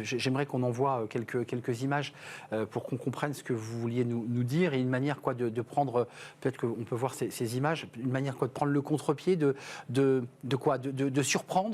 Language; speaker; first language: French; native; French